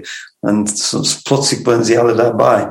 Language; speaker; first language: German; non-native, fluent; English